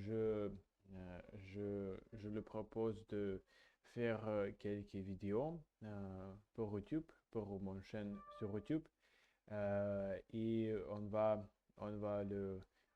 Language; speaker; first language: French; non-native, learner; English